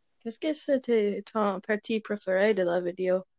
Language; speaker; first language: French; non-native, learner; English